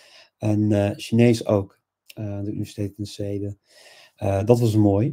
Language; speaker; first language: Dutch; non-native, fluent; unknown